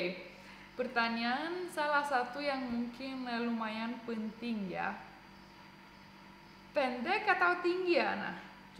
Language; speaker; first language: Indonesian; non-native, fluent; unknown